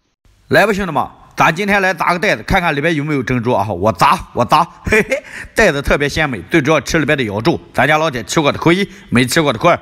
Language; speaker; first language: Chinese; native; Chinese